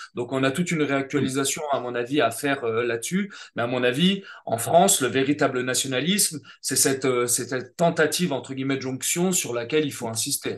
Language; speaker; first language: French; native; French